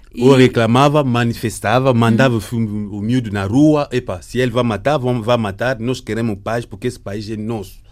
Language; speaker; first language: Portuguese; non-native, learner; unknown